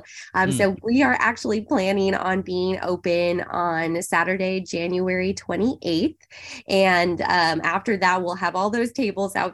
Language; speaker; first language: English; native; English